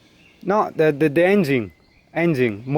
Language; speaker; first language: English; non-native, learner; Italian